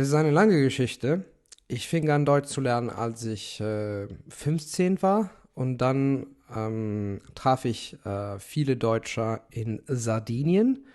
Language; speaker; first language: German; non-native, fluent; Italian